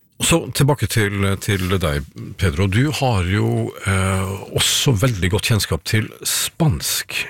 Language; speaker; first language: Norwegian; native; Norwegian